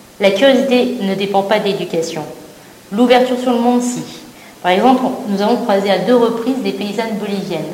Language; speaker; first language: French; native; French